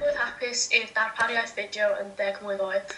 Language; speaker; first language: Welsh; native; Welsh